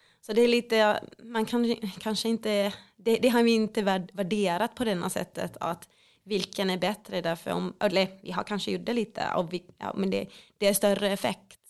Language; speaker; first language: Swedish; non-native, fluent; Finnish